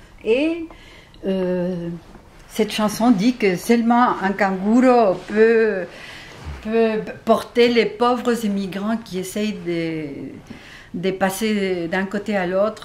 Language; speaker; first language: French; non-native, fluent; Spanish